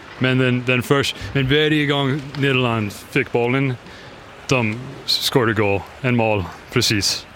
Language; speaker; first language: Swedish; non-native, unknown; English